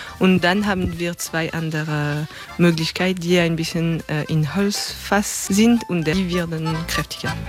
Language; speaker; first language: German; non-native, learner; French